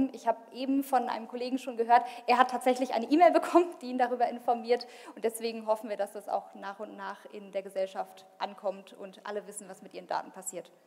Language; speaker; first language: German; native; German